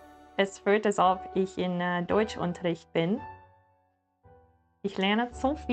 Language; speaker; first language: German; non-native, learner; English